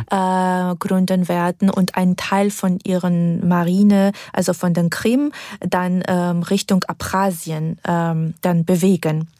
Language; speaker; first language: German; non-native, fluent; Georgian